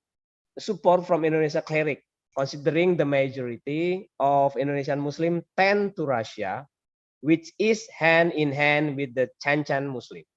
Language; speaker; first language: English; non-native, learner; Indonesian